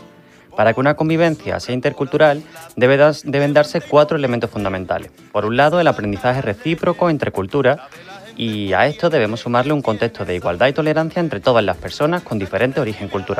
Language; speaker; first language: Spanish; native; Spanish